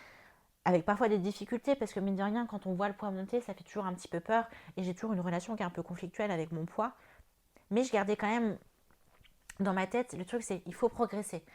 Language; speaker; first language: French; native; French